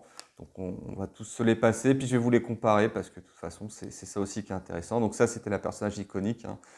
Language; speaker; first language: French; native; French